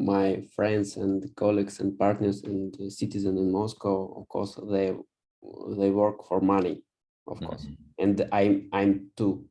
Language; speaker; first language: English; non-native, learner; Russian